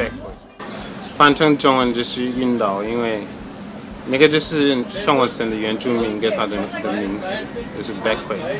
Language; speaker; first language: Chinese; non-native, fluent; English